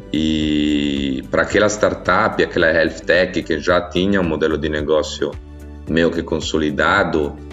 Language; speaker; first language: Portuguese; non-native, fluent; Italian